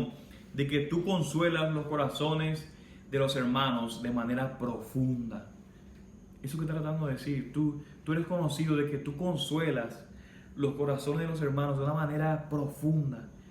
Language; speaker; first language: Spanish; native; Spanish